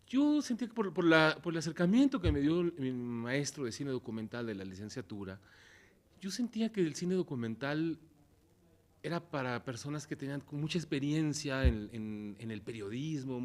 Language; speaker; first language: Spanish; native; Spanish